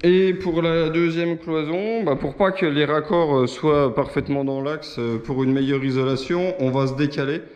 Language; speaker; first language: French; native; French